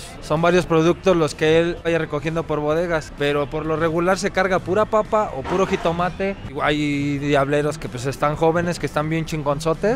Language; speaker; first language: Spanish; native; Spanish